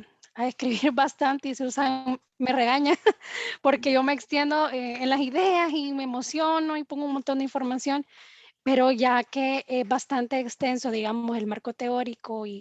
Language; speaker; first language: Spanish; native; Spanish